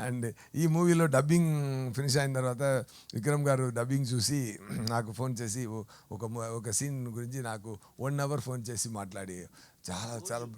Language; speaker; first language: Telugu; non-native, learner; Tamil